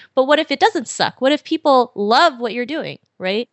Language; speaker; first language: English; early bilingual, other home language; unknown